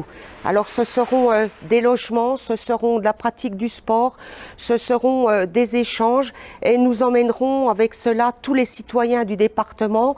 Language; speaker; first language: French; native; French